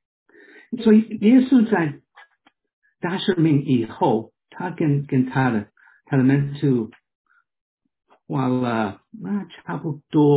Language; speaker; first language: Chinese; non-native, fluent; English